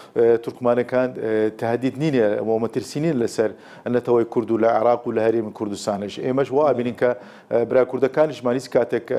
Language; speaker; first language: Central Kurdish; non-native, local second language; Turkish